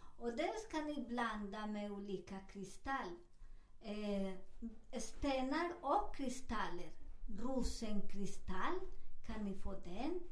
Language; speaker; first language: Swedish; non-native, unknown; Spanish